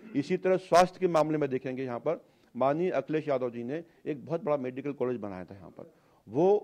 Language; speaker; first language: Hindi; native; Hindi